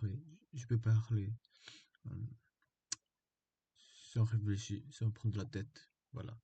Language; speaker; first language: French; non-native, learner; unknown